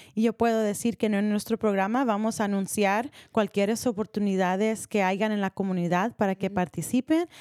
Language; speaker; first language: Spanish; early bilingual, heritage; Spanish